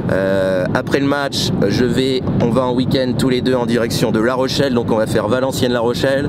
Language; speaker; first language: French; native; French